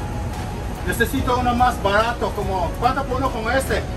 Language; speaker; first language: Spanish; non-native, learner; English